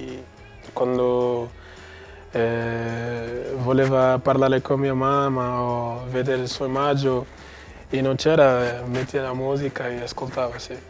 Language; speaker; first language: Italian; non-native, learner; Portuguese